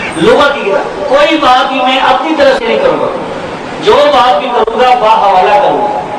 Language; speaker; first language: Urdu; non-native, local second language; Pashto